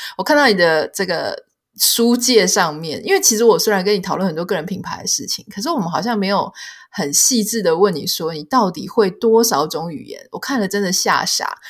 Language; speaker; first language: Chinese; native; Chinese